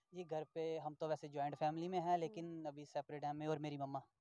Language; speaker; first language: Hindi; native; Hindi